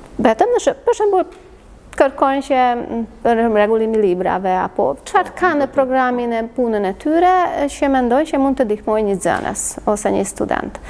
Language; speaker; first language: Albanian; non-native, fluent; Hungarian